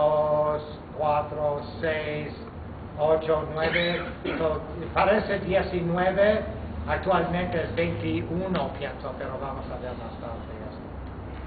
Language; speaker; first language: Spanish; non-native, fluent; English